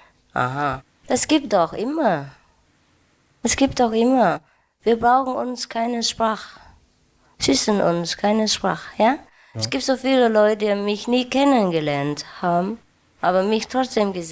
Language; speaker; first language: German; non-native, learner; Vietnamese